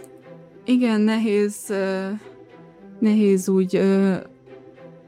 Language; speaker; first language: Hungarian; early bilingual, heritage; Hungarian